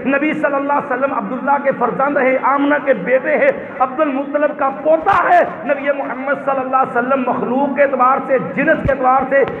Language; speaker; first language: Urdu; non-native, local second language; Punjabi